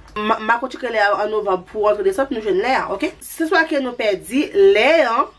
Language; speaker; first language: French; non-native, local second language; Haitian Creole